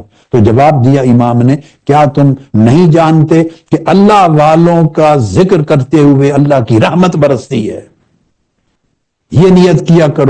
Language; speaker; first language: Urdu; native; Urdu